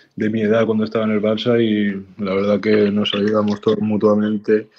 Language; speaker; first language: Spanish; native; Spanish